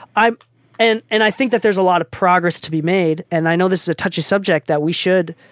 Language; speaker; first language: English; non-native, fluent; Japanese